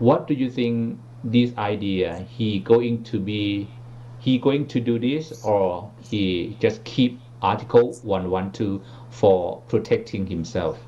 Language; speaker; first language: English; non-native, learner; Thai